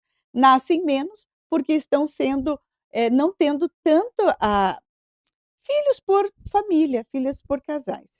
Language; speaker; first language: Portuguese; native; Portuguese